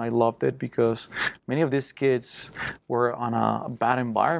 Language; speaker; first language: English; non-native, fluent; Spanish